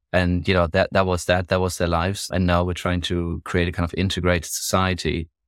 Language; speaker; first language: English; non-native, fluent; German